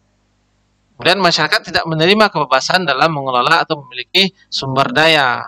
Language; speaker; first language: Indonesian; native; Indonesian